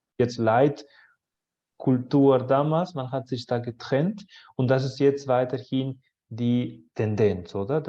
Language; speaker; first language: German; non-native, fluent; Catalan